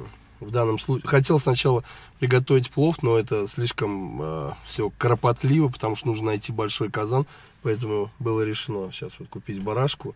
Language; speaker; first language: Russian; native; Russian